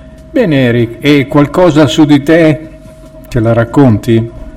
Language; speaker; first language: Italian; native; Italian